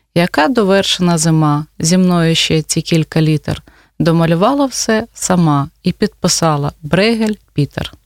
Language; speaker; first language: Ukrainian; non-native, local second language; Russian